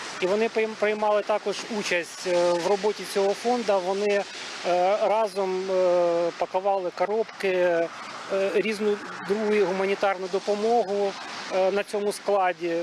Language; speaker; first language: Ukrainian; non-native, local second language; Russian